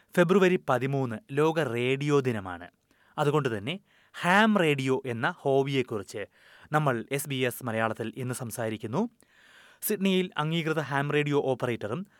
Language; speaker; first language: Malayalam; native; Malayalam